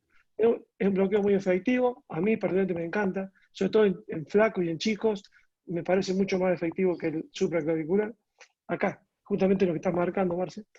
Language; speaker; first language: Spanish; native; Spanish